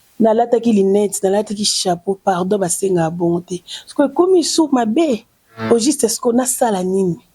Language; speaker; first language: Lingala; native; Lingala